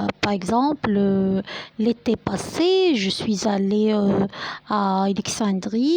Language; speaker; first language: French; non-native, fluent; Arabic